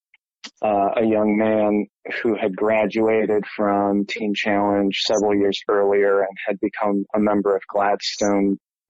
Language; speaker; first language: English; native; English